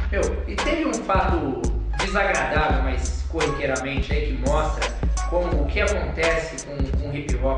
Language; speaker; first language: Portuguese; native; Portuguese